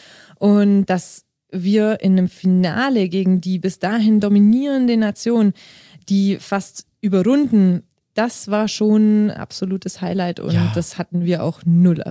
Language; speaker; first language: German; native; German